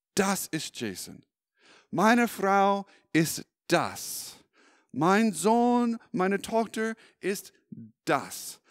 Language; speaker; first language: German; non-native, fluent; English